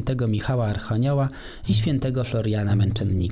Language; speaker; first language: Polish; native; Polish